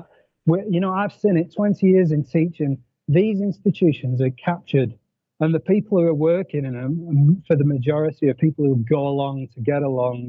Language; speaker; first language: English; native; English